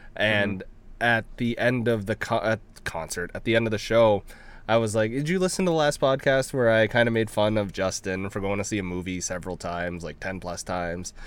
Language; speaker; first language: English; early bilingual, other home language; Filipino